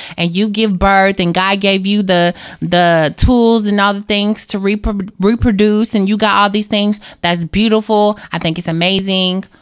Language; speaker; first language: English; native; English